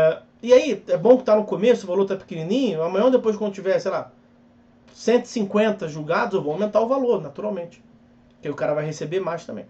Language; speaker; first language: Portuguese; native; Portuguese